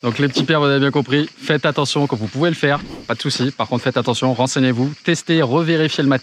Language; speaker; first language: French; native; French